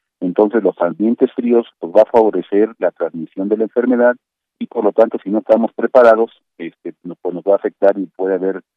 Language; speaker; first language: Spanish; native; Spanish